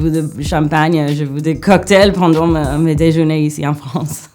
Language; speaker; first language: French; non-native, fluent; English